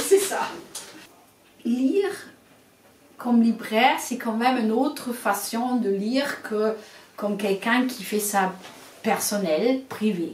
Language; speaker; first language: French; non-native, fluent; German